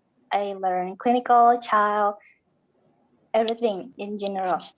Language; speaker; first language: English; non-native, learner; Indonesian